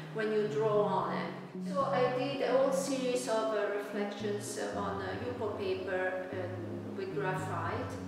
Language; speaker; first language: English; non-native, fluent; Italian